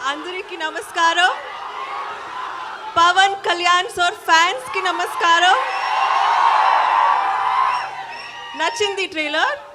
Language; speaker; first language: Telugu; non-native, learner; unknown